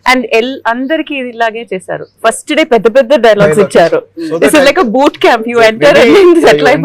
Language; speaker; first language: Telugu; non-native, fluent; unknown